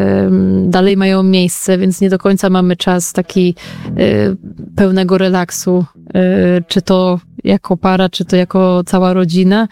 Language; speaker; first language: Polish; native; Polish